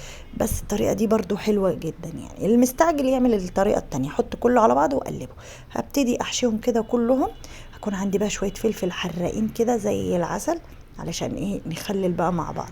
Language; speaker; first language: Arabic; native; Arabic